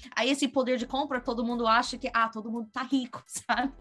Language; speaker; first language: Portuguese; non-native, fluent; English